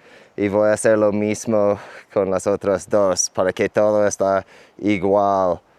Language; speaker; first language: Spanish; non-native, fluent; English